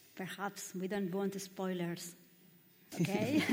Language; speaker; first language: English; non-native, learner; Catalan